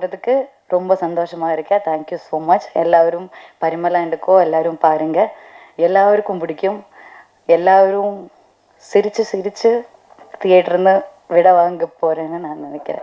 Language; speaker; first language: Tamil; non-native, learner; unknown